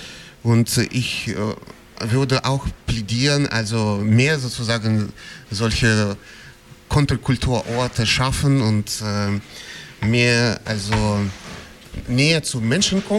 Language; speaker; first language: German; non-native, fluent; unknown